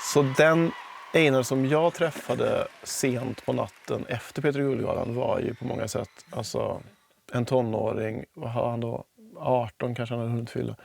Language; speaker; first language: Swedish; native; Swedish